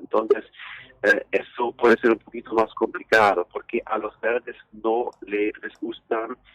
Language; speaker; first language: Spanish; non-native, fluent; German